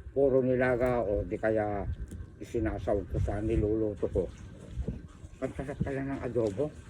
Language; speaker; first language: Filipino; native; Filipino